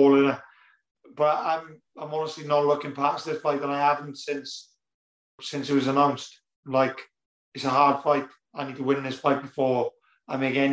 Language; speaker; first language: English; native; English